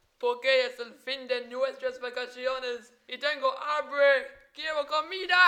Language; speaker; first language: Spanish; non-native, learner; English